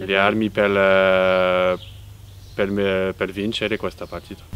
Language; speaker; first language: Italian; non-native, fluent; French